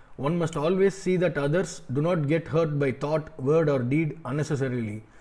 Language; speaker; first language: English; non-native, local second language; Tamil